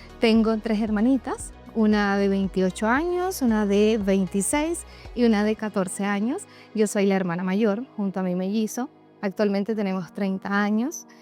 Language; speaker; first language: Spanish; native; Spanish